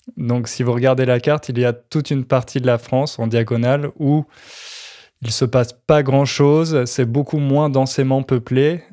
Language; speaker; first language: French; native; French